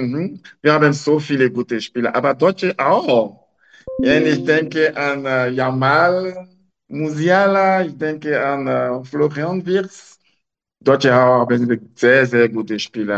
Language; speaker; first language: German; non-native, local second language; French